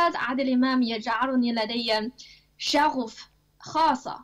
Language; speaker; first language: Arabic; non-native, learner; Chinese